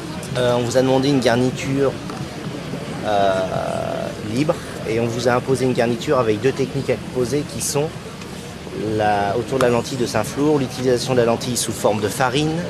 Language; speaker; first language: French; native; French